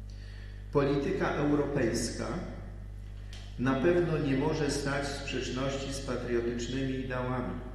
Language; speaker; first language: Polish; native; Polish